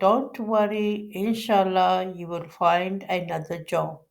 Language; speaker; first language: English; non-native, local second language; Urdu